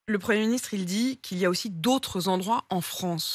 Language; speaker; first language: French; native; French